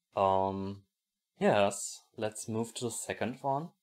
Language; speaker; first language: English; non-native, fluent; German